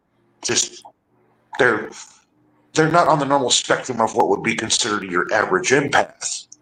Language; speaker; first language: English; native; English